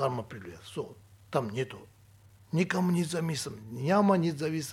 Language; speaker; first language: Russian; non-native, learner; Tibetan